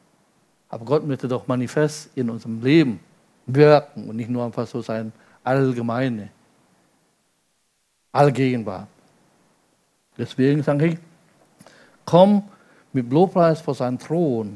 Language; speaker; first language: German; non-native, fluent; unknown